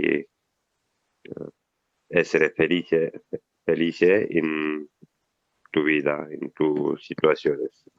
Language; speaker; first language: Spanish; non-native, learner; Italian